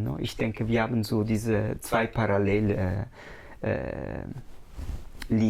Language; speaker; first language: German; non-native, fluent; Italian